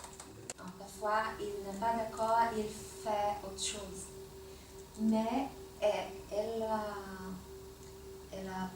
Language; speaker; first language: French; non-native, fluent; Portuguese